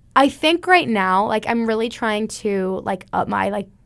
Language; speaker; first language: English; native; English